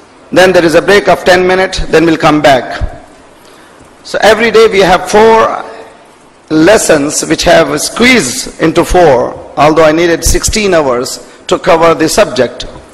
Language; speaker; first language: English; non-native, local second language; Urdu